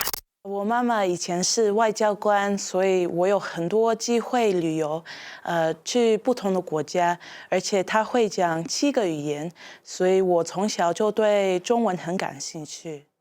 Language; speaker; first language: Chinese; non-native, learner; English